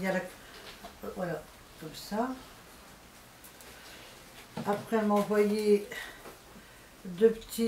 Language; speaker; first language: French; native; French